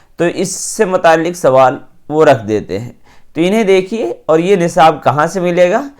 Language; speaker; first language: Urdu; native; Urdu